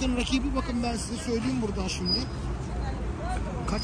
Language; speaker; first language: Turkish; native; Turkish